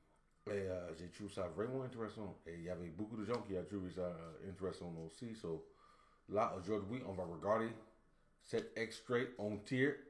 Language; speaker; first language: French; non-native, learner; English